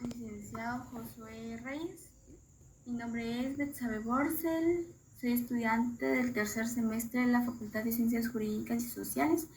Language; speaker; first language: Spanish; native; Spanish